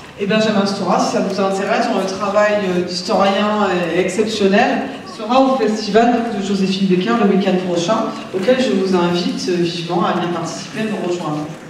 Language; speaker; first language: French; native; French